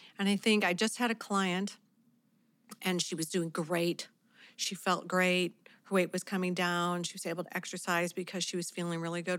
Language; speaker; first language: English; native; English